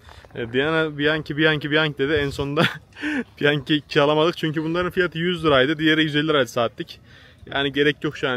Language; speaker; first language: Turkish; native; Turkish